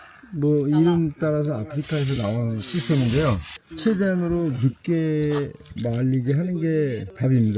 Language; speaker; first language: Korean; early bilingual, heritage; Korean